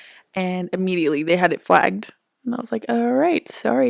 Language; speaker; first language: English; native; English